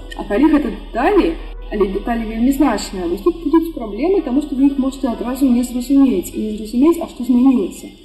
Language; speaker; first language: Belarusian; non-native, local second language; Russian